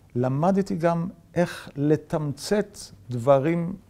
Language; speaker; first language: Hebrew; early bilingual, other home language; Yiddish